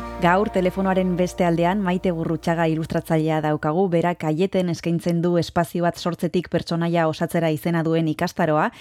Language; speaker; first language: Basque; native; Basque